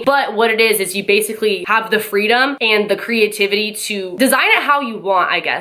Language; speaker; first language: English; native; English